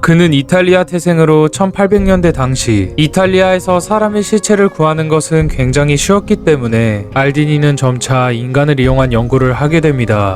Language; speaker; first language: Korean; native; Korean